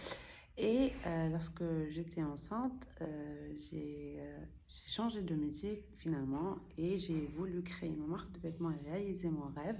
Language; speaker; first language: French; non-native, local second language; Arabic